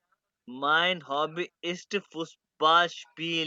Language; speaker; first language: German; non-native, fluent; Urdu